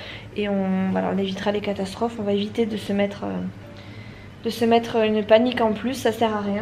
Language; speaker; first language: French; native; French